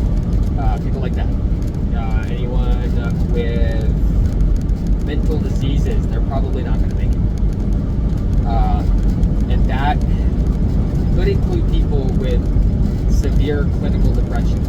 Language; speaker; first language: English; native; English